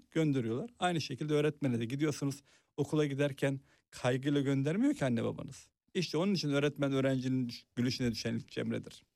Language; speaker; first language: Turkish; native; Turkish